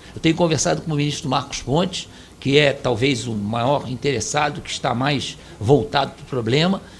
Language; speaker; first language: Portuguese; native; Portuguese